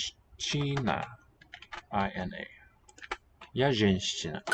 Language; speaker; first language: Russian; non-native, learner; English